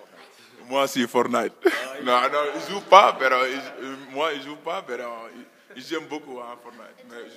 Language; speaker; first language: French; non-native, local second language; Wolof